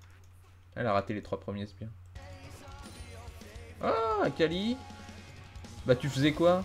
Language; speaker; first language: French; native; French